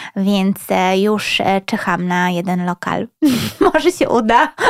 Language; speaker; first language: Polish; early bilingual, other home language; Swedish